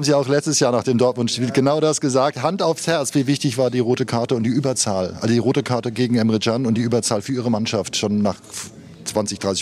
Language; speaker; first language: German; native; German